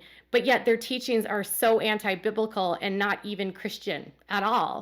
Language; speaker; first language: English; native; English